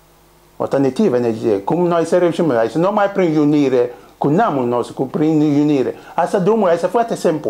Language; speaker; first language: Romanian; non-native, learner; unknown